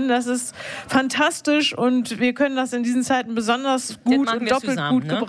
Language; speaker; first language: German; native; German